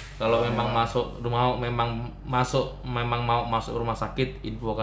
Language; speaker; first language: Indonesian; native; Indonesian